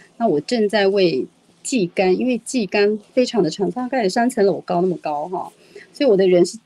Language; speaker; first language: Chinese; non-native, local second language; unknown